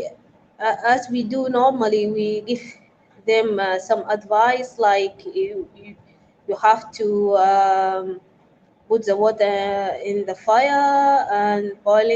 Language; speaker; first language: English; non-native, fluent; Arabic